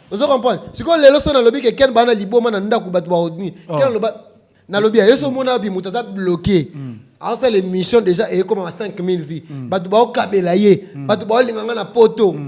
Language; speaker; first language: Lingala; native; Lingala